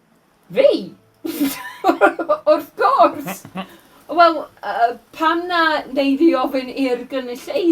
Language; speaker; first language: Welsh; non-native, learner; English